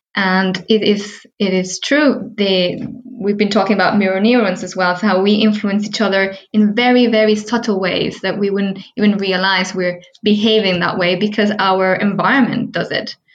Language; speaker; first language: English; early bilingual, heritage; Spanish